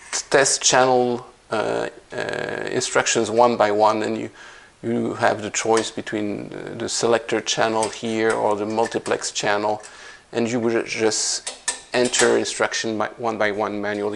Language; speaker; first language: English; non-native, fluent; French